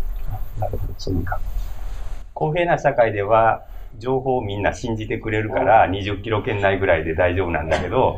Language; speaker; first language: Japanese; native; Japanese